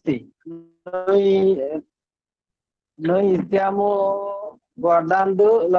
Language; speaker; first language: Italian; non-native, learner; Bangla